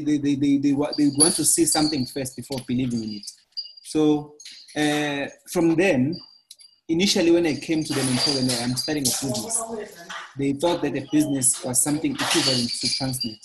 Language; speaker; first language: English; non-native, local second language; Zulu